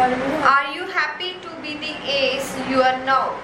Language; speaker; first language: English; non-native, local second language; Punjabi